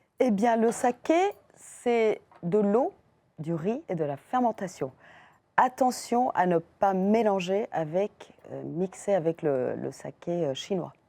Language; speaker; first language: French; non-native, fluent; Persian